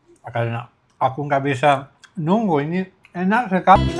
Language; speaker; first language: Indonesian; non-native, learner; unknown